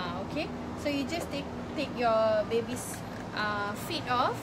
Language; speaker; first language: English; non-native, local second language; Malay